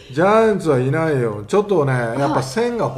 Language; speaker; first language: Japanese; native; Japanese